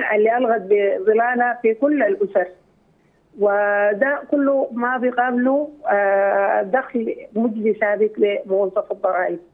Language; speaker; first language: Arabic; native; Arabic